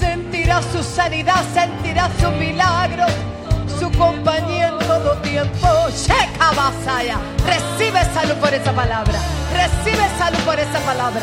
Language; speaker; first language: Spanish; native; Spanish